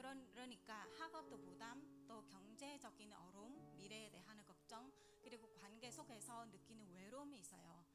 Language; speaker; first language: Korean; non-native, learner; Vietnamese